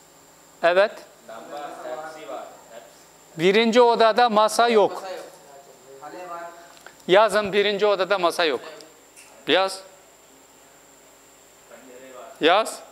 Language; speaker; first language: Turkish; non-native, fluent; Urdu